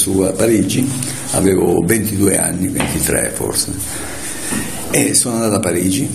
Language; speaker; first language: Italian; native; Italian